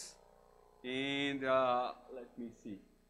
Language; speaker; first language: English; non-native, learner; Portuguese